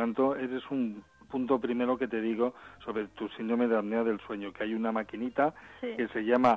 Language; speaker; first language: Spanish; native; Spanish